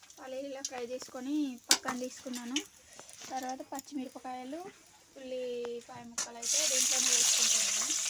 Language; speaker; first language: Telugu; non-native, local second language; Marathi